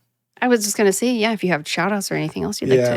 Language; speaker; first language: English; native; English